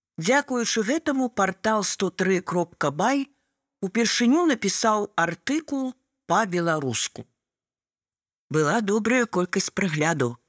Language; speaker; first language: Belarusian; non-native, local second language; Russian